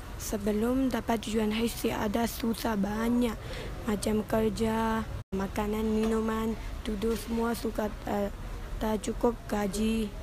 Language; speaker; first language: Malay; early bilingual, other home language; Rohingya